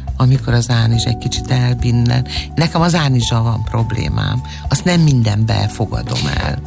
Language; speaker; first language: Hungarian; native; Hungarian